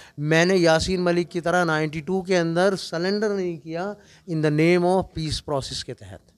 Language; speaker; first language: Urdu; non-native, local second language; Kashmiri